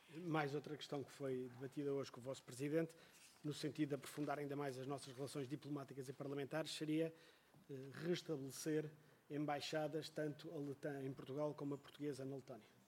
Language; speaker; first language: Portuguese; native; Portuguese